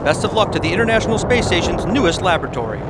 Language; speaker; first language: English; native; English